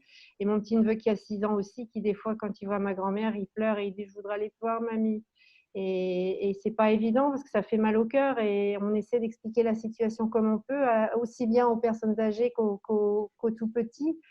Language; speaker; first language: French; native; French